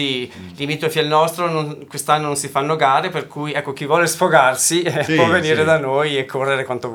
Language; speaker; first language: Italian; native; Italian